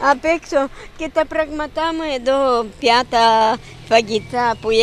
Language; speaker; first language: Greek; non-native, fluent; Bulgarian